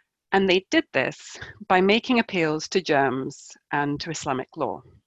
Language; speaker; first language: English; native; English